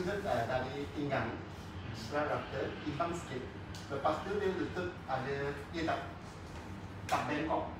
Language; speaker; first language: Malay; non-native, local second language; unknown